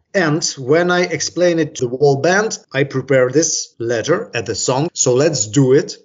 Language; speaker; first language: English; non-native, fluent; Ukrainian